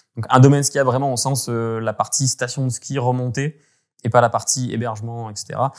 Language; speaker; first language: French; native; French